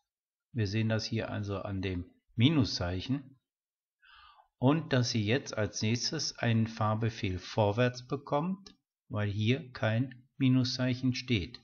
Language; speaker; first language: German; native; German